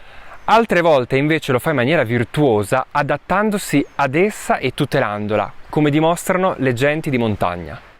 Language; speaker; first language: Italian; native; Italian